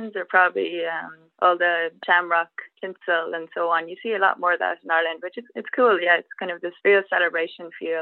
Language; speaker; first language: English; native; English